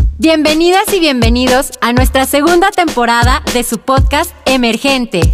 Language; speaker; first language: Spanish; native; Spanish